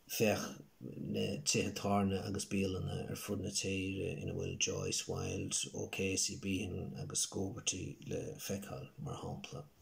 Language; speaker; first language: Irish; native; Irish